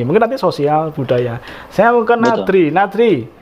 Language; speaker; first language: Indonesian; native; Indonesian